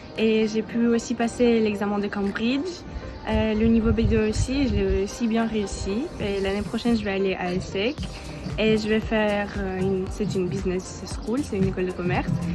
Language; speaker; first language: French; non-native, fluent; Ukrainian